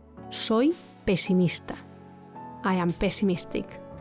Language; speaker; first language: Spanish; native; Spanish